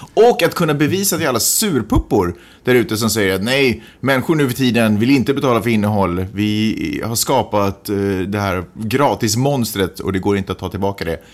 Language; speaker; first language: Swedish; native; Swedish